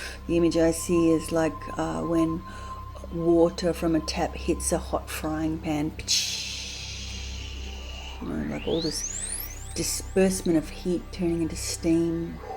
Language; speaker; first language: English; native; English